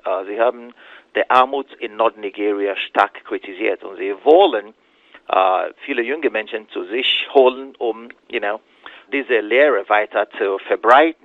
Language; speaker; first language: German; non-native, fluent; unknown